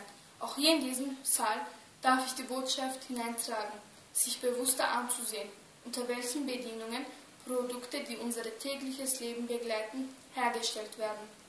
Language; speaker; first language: German; early bilingual, other home language; Turkish